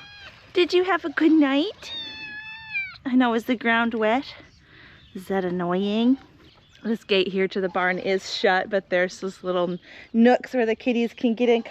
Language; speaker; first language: English; native; English